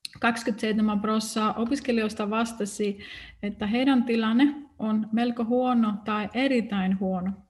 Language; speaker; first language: Finnish; non-native, fluent; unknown